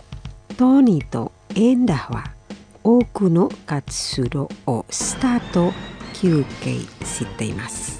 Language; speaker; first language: Japanese; non-native, fluent; Indonesian